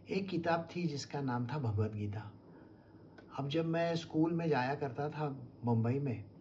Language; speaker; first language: Hindi; non-native, local second language; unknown